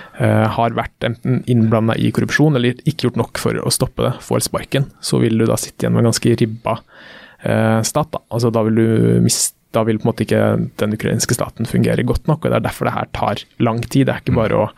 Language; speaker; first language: Norwegian; native; Norwegian